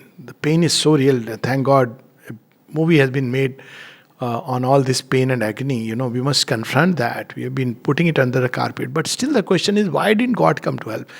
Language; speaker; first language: English; non-native, local second language; Hindi